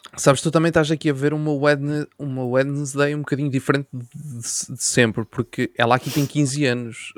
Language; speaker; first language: Portuguese; native; Portuguese